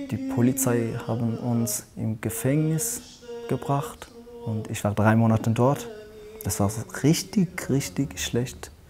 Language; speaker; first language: German; non-native, learner; Pashto